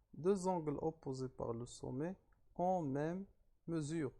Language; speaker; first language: French; non-native, local second language; Arabic